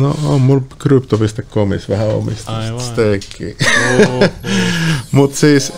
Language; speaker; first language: Finnish; native; Finnish